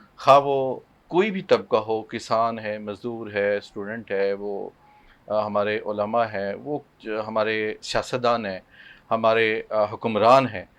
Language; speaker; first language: Urdu; non-native, local second language; Punjabi